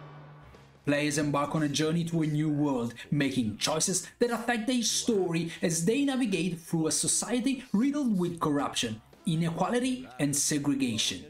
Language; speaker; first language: English; non-native, fluent; Italian